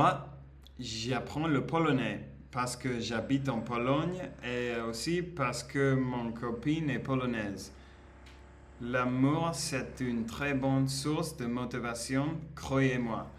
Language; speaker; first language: French; non-native, learner; Spanish